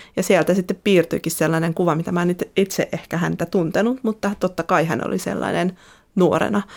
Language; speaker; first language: Finnish; early bilingual, other home language; Russian